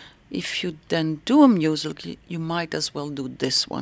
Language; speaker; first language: English; non-native, fluent; Dutch